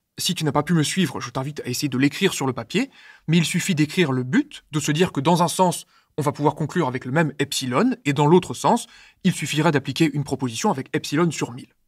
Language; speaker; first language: French; native; French